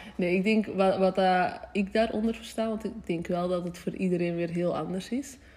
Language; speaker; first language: Dutch; native; Dutch